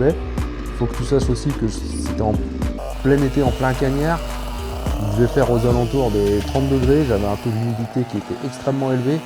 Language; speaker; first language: French; native; French